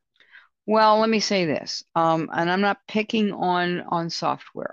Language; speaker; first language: English; native; English